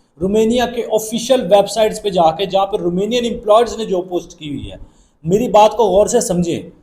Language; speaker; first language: Urdu; non-native, local second language; Punjabi